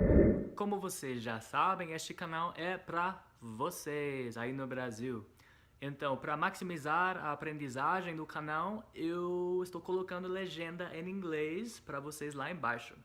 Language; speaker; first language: Portuguese; non-native, fluent; English